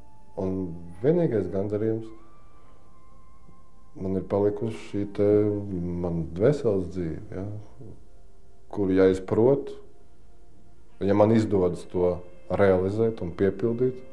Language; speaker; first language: Latvian; native; Latvian